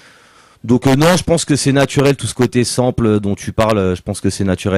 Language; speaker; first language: French; native; French